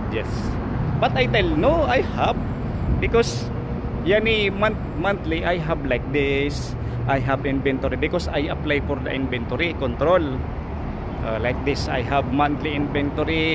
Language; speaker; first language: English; non-native, learner; Filipino